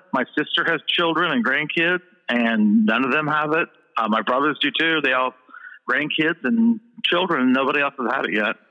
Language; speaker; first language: English; native; English